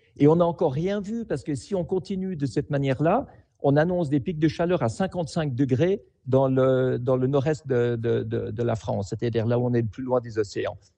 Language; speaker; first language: French; native; French